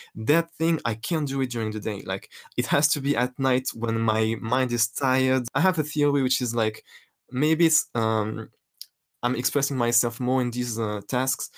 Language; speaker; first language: English; non-native, fluent; French